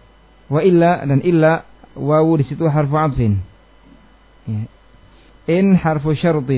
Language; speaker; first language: Arabic; non-native, fluent; Indonesian